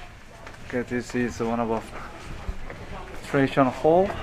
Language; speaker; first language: English; non-native, fluent; Korean